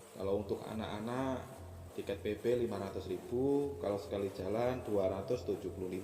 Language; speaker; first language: Indonesian; native; Indonesian